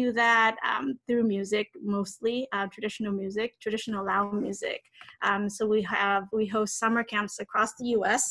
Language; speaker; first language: English; native; English